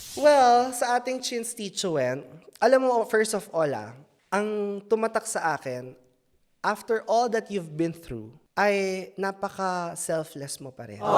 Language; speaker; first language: Filipino; native; Filipino